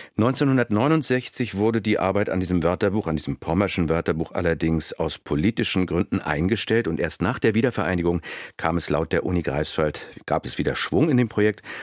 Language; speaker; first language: German; native; German